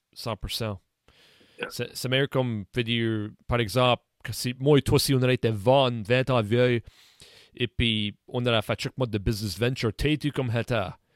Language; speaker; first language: French; native; French